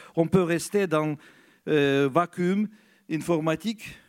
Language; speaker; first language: French; non-native, fluent; Russian